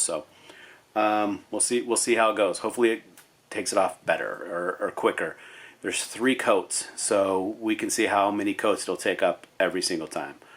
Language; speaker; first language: English; native; English